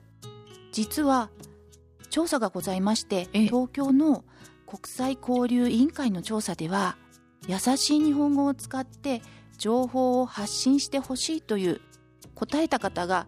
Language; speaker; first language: Japanese; native; Japanese